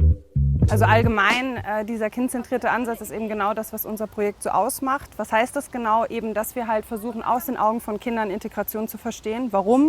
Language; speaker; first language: German; native; German